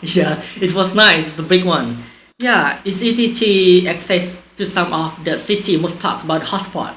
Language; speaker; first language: English; non-native, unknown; Thai